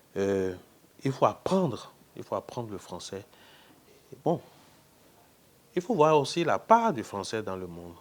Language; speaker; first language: French; non-native, local second language; Fon